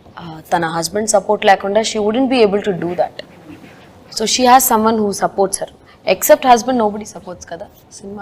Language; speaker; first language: Telugu; non-native, fluent; Tamil